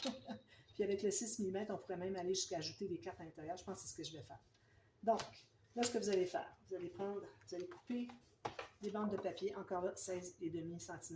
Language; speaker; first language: French; native; French